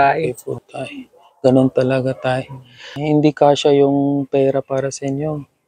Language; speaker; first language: Filipino; non-native, learner; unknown